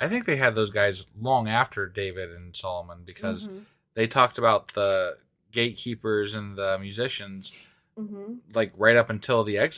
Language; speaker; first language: English; native; English